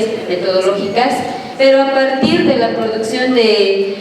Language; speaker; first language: Spanish; native; Spanish